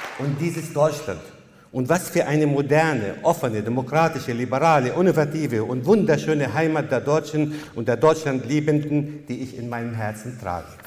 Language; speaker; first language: German; non-native, fluent; Arabic